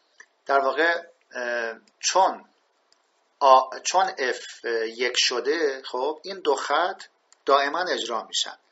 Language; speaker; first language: Persian; native; Persian